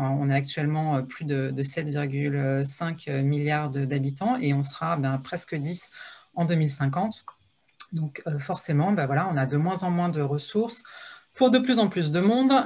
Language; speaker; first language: French; native; French